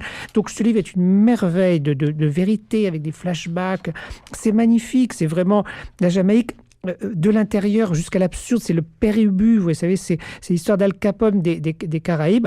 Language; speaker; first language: French; native; French